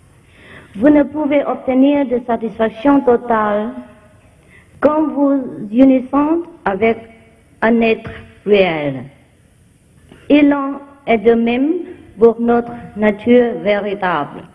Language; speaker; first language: French; non-native, fluent; Vietnamese